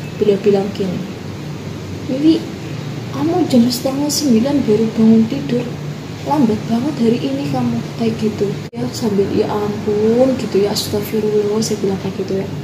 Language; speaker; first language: Indonesian; non-native, local second language; Javanese